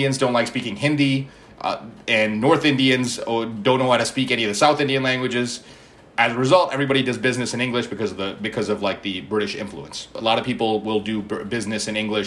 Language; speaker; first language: English; early bilingual, other home language; Malayalam